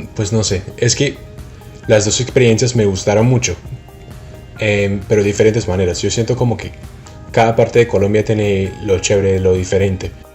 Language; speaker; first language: Spanish; non-native, fluent; English